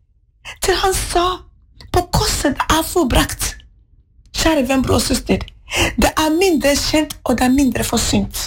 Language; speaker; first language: Norwegian; non-native, fluent; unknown